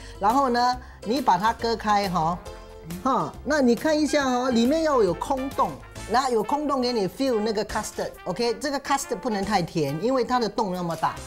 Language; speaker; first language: Chinese; native; Chinese